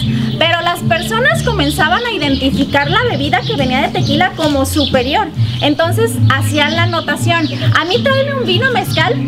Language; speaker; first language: Spanish; native; Spanish